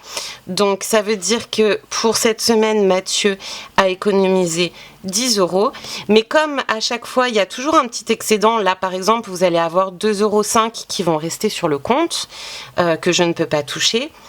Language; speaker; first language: French; native; French